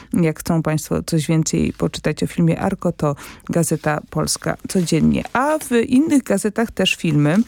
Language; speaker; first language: Polish; native; Polish